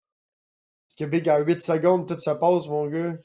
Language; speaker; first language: French; native; French